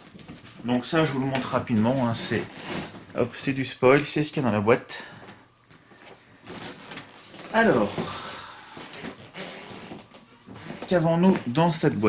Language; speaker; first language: French; native; French